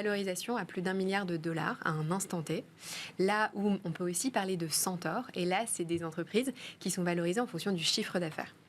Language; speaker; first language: French; native; French